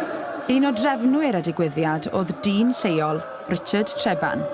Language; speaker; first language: Welsh; native; Welsh